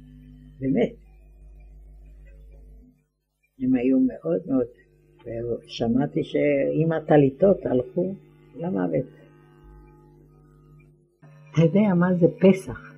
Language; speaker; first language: Hebrew; non-native, fluent; Ladino